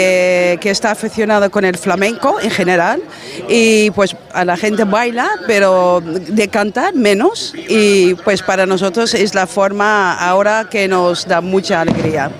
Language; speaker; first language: Spanish; non-native, fluent; Dutch